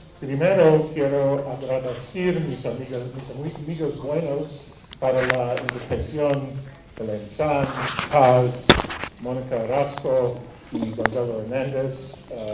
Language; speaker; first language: Spanish; non-native, learner; English